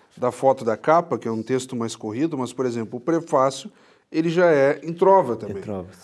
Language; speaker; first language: Portuguese; native; Portuguese